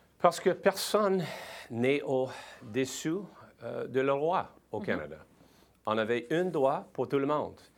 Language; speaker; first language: French; non-native, learner; English